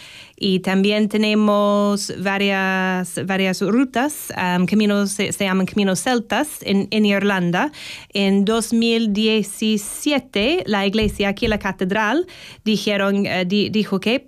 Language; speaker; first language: Spanish; non-native, learner; English